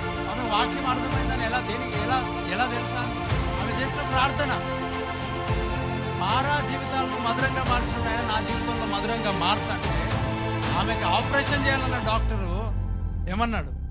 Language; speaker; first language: Telugu; native; Telugu